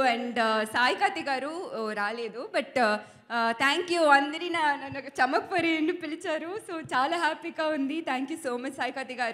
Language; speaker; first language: Telugu; non-native, learner; Tamil